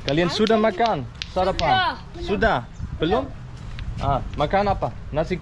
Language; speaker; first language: Indonesian; non-native, learner; German